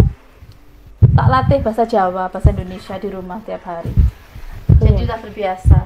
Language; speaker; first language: Indonesian; non-native, local second language; Javanese